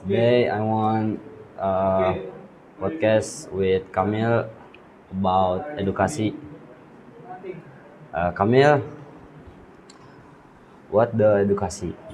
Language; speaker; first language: English; non-native, learner; Indonesian